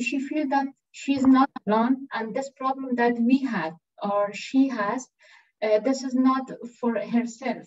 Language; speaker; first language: English; non-native, learner; Persian